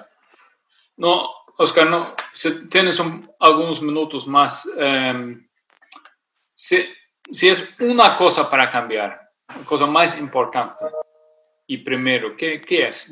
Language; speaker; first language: Spanish; non-native, fluent; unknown